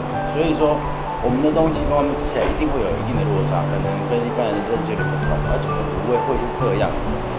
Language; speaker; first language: Chinese; native; Chinese